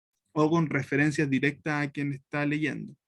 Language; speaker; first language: Spanish; native; Spanish